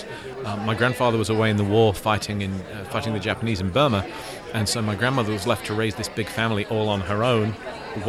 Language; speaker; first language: English; native; English